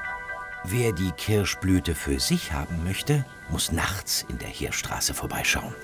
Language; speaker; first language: German; native; German